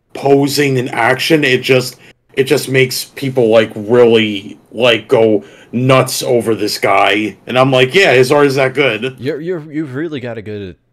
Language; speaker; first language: English; native; English